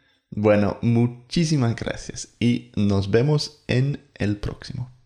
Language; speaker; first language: Spanish; non-native, fluent; English